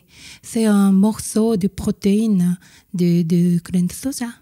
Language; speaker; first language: French; non-native, fluent; Korean